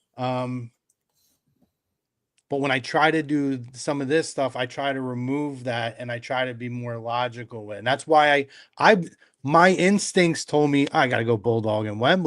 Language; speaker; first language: English; native; English